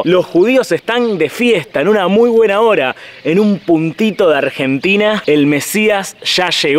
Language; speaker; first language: Spanish; native; Spanish